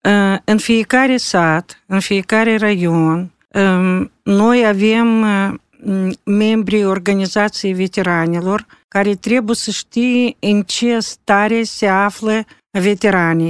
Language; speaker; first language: Romanian; non-native, local second language; Russian